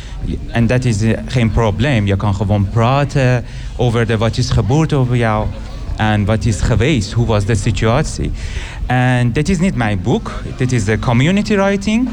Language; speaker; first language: Dutch; non-native, learner; Persian